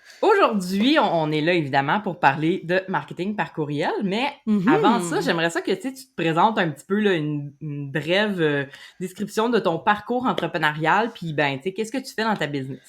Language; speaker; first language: French; native; French